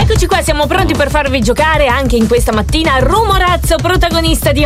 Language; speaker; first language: Italian; native; Italian